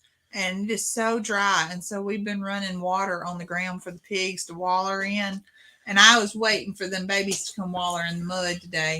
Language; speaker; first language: English; native; English